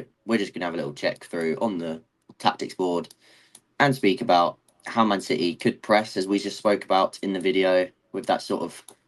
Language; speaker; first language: English; native; English